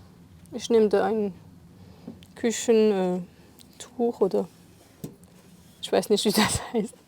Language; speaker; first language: German; non-native, fluent; French